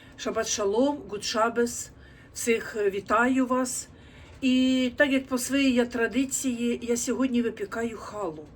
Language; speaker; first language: Ukrainian; non-native, local second language; Russian